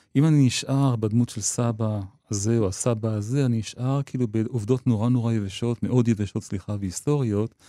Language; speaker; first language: Hebrew; native; Hebrew